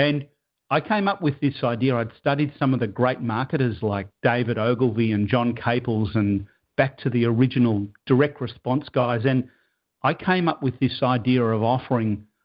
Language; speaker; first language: English; native; English